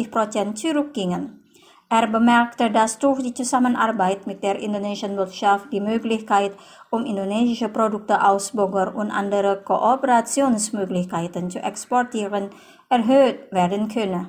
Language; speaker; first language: German; non-native, fluent; Indonesian